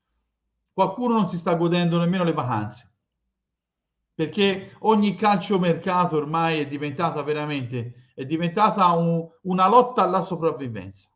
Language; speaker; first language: Italian; native; Italian